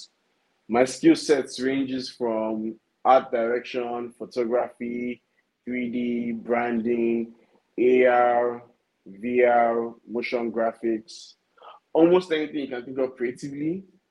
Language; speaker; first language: English; non-native, local second language; Yoruba